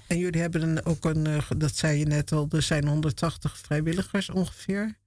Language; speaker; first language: Dutch; native; Dutch